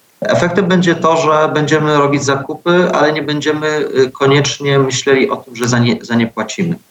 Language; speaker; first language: Polish; native; Polish